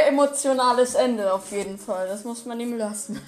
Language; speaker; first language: German; native; German